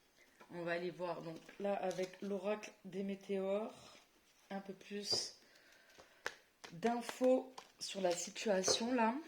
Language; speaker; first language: French; native; French